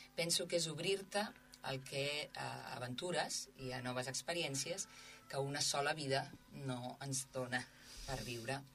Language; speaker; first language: Catalan; native; Catalan